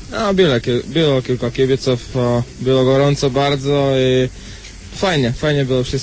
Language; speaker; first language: Polish; non-native, learner; Croatian